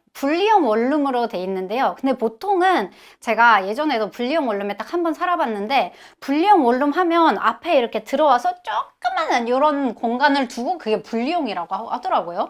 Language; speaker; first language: Korean; non-native, fluent; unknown